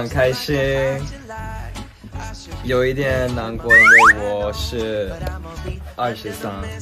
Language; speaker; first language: Chinese; non-native, learner; Japanese